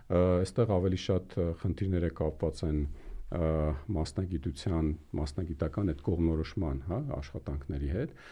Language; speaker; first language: Armenian; native; Armenian